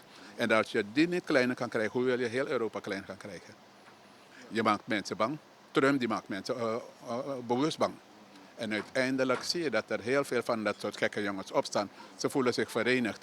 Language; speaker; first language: Dutch; native; Dutch